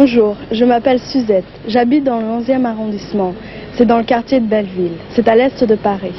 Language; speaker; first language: French; early bilingual, other home language; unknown